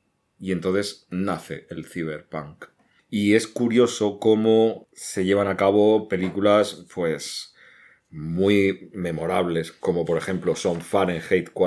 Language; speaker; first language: Spanish; native; Spanish